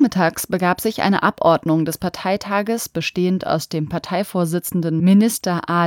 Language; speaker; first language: German; native; German